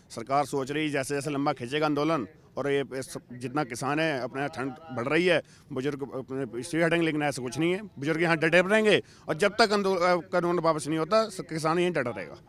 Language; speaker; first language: Hindi; native; Hindi